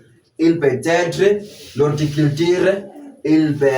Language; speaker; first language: French; non-native, fluent; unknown